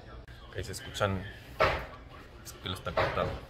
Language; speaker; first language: Spanish; native; Spanish